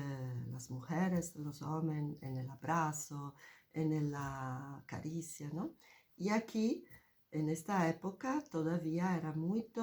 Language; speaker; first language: Spanish; non-native, fluent; Italian